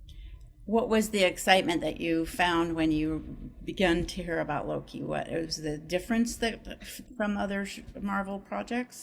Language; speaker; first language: English; native; English